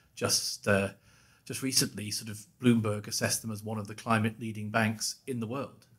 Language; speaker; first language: English; native; English